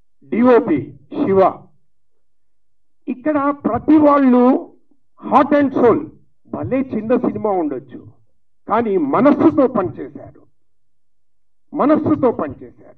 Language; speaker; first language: Telugu; native; Telugu